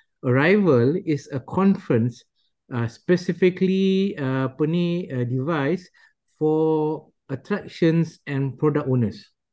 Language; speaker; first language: English; non-native, local second language; Malay